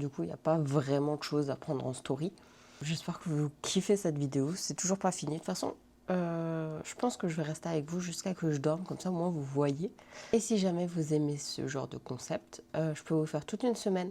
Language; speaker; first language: French; native; French